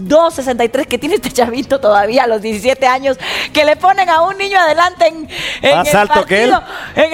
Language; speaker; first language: Spanish; native; Spanish